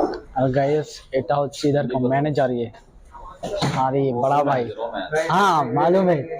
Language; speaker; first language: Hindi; non-native, learner; Bangla